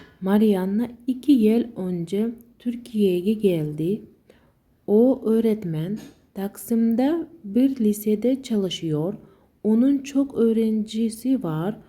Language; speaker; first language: Turkish; non-native, learner; Uzbek